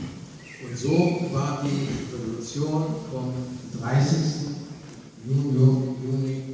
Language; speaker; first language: German; non-native, fluent; Arabic